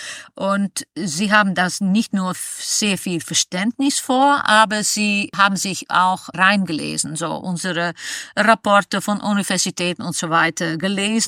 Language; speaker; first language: German; non-native, fluent; Dutch